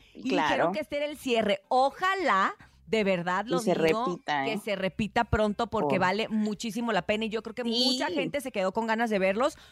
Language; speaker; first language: Spanish; native; Spanish